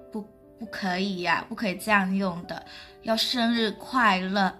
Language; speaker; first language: Chinese; non-native, fluent; Indonesian